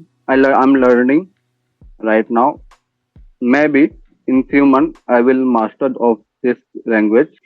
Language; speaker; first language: English; non-native, learner; Hindi